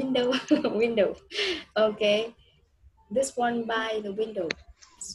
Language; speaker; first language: English; non-native, fluent; Vietnamese